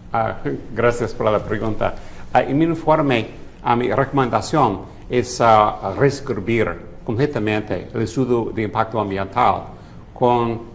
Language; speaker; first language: Spanish; non-native, fluent; English